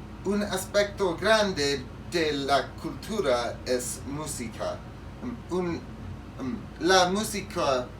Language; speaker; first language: Spanish; non-native, learner; English